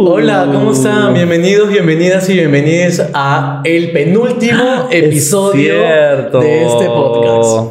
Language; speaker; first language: Spanish; native; Spanish